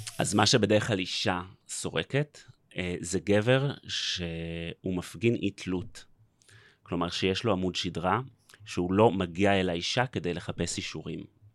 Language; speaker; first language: Hebrew; native; Hebrew